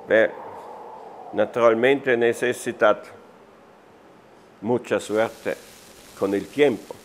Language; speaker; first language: Spanish; non-native, fluent; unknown